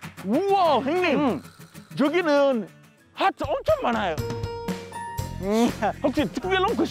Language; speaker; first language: Korean; non-native, fluent; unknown